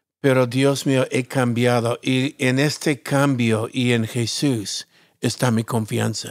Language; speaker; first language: Spanish; non-native, fluent; English